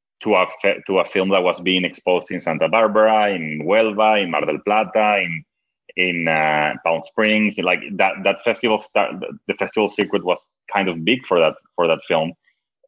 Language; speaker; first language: English; non-native, fluent; Spanish